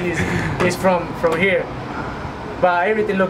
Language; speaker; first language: English; non-native, learner; Spanish